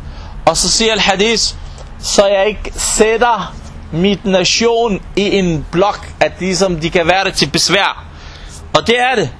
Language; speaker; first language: Danish; non-native, local second language; Arabic